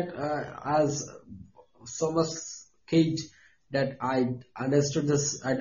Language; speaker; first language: English; non-native, local second language; Bangla